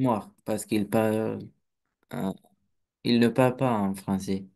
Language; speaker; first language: French; non-native, learner; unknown